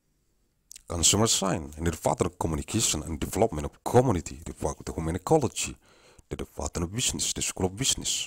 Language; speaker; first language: English; non-native, learner; Indonesian